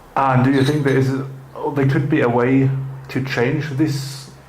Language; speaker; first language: English; non-native, learner; German